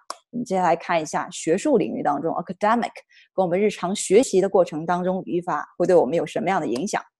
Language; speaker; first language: Chinese; native; Chinese